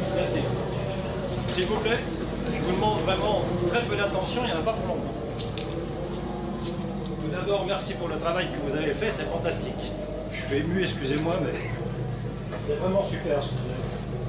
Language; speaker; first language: French; native; French